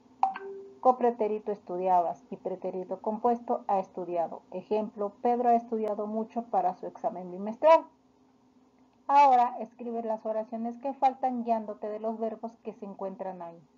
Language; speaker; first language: Spanish; native; Spanish